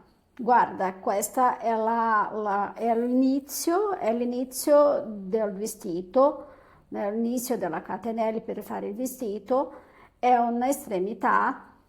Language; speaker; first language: Italian; non-native, fluent; Portuguese